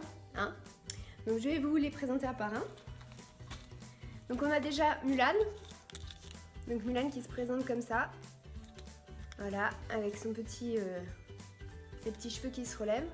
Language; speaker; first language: French; native; French